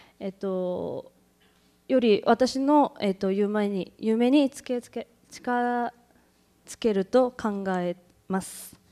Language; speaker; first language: Japanese; non-native, fluent; Korean